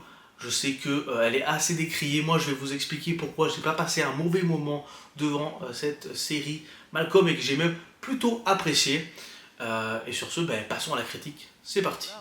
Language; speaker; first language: French; native; French